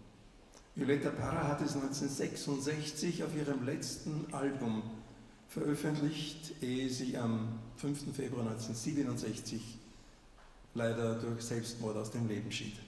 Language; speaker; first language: German; native; German